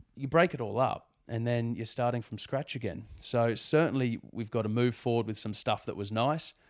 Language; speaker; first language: English; native; English